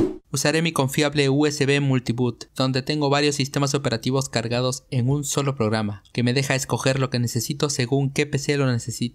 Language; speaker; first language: Spanish; native; Spanish